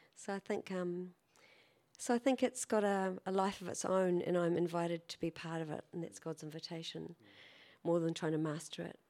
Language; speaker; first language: English; native; English